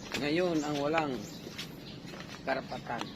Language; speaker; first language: Filipino; non-native, local second language; Cebuano